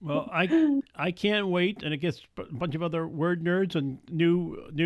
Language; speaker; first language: English; native; English